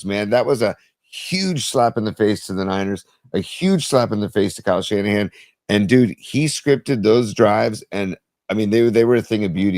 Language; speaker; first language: English; native; English